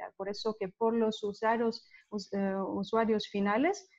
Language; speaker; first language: Spanish; non-native, learner; Italian